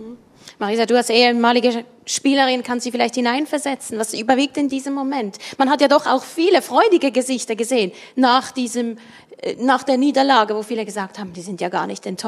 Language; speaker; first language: German; native; German